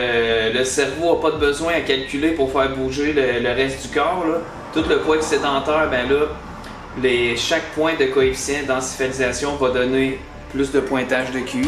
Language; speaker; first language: French; native; French